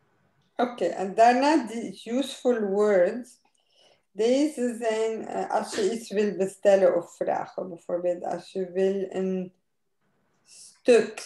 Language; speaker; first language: Dutch; non-native, fluent; Arabic